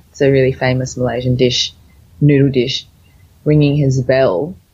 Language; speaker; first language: English; early bilingual, other home language; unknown